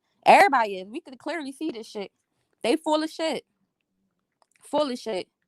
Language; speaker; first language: English; native; English